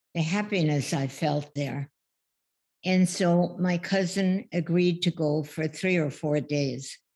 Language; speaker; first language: English; early bilingual, other home language; German